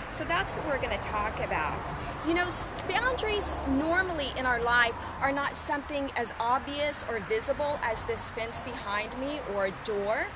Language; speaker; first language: English; native; English